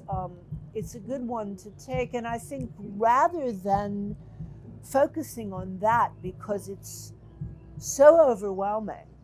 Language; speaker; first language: English; native; English